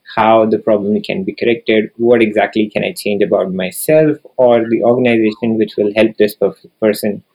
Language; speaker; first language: English; non-native, local second language; Hindi